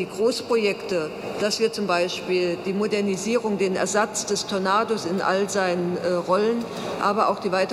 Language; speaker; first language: German; native; German